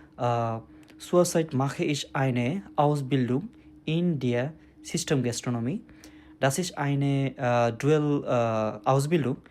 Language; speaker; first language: German; non-native, learner; Bangla